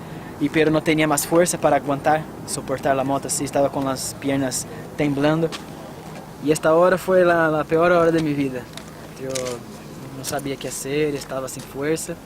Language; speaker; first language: Spanish; non-native, fluent; Portuguese